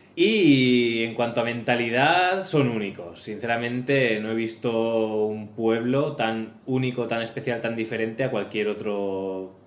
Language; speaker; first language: Spanish; native; Spanish